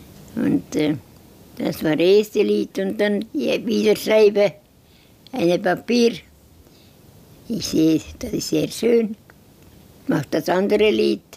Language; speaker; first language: German; non-native, learner; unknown